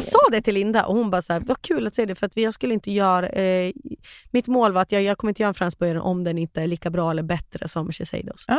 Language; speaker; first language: Swedish; native; Swedish